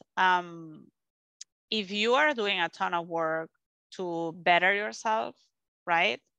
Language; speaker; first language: English; non-native, fluent; Spanish